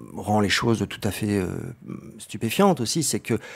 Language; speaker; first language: French; native; French